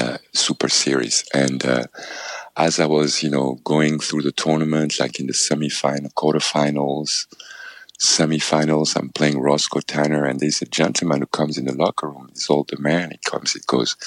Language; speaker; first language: English; non-native, local second language; French